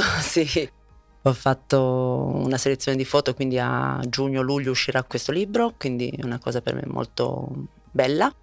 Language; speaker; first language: Italian; native; Italian